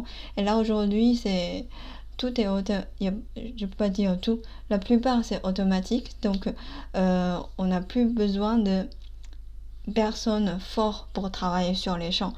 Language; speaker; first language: French; non-native, fluent; Chinese